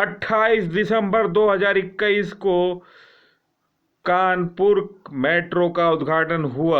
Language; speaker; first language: Hindi; native; Hindi